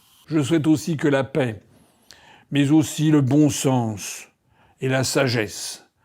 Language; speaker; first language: French; native; French